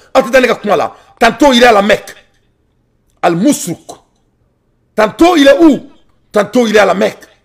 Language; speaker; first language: French; non-native, local second language; Bambara